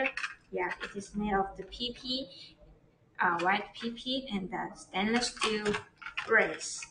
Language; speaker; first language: English; non-native, learner; Chinese